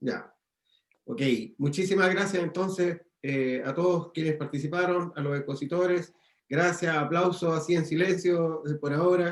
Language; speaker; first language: Spanish; native; Spanish